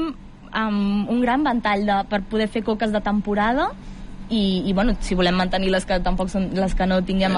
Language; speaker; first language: Catalan; native; Catalan